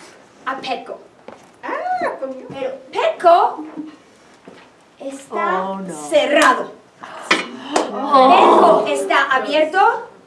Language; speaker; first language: Spanish; non-native, fluent; English